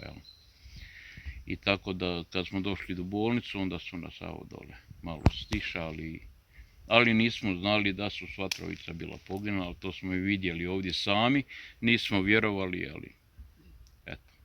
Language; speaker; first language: Croatian; native; Croatian